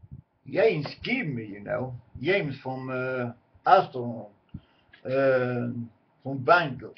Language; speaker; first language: English; non-native, learner; Swedish